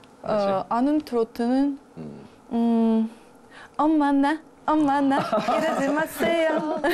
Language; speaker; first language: Korean; non-native, learner; Russian